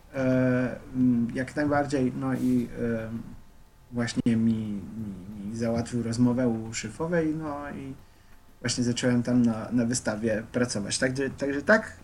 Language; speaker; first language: Polish; non-native, fluent; Slovenian